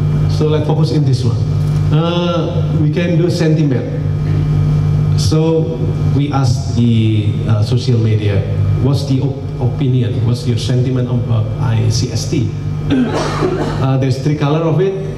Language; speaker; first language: English; non-native, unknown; Indonesian